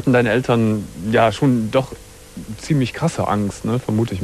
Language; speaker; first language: German; native; German